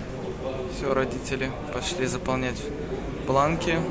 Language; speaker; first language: Russian; early bilingual, heritage; Russian